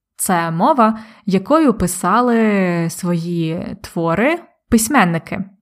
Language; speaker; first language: Ukrainian; native; Ukrainian